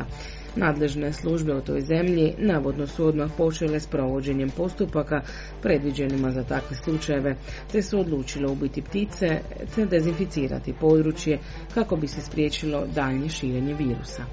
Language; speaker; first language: Croatian; native; Croatian